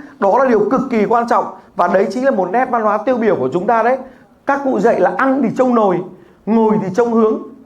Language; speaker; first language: Vietnamese; native; Vietnamese